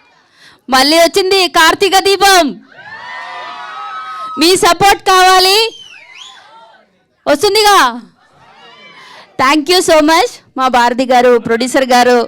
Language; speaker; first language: Telugu; non-native, local second language; Malayalam